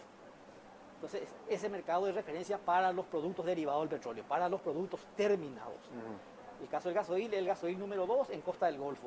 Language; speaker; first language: Spanish; native; Spanish